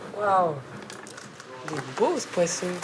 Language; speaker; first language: French; native; French